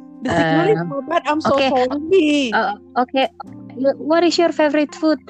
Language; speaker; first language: English; non-native, learner; Indonesian